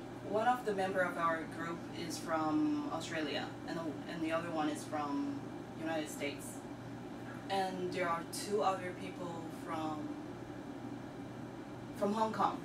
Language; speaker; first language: English; non-native, learner; Chinese